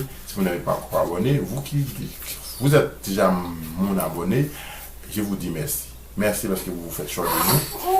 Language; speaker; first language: French; non-native, local second language; Haitian Creole